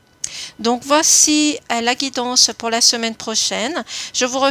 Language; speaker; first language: French; native; French